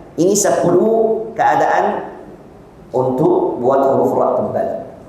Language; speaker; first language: Malay; non-native, fluent; Arabic